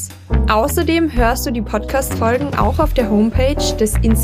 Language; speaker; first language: German; native; German